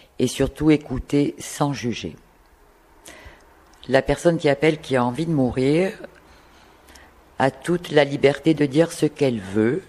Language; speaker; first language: French; native; French